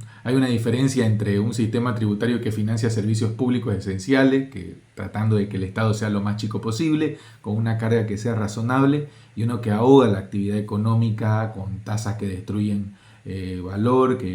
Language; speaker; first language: Spanish; native; Spanish